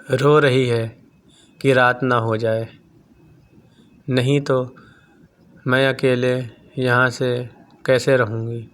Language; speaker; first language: Hindi; native; Hindi